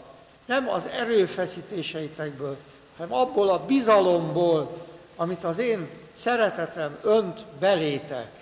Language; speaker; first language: Hungarian; native; Hungarian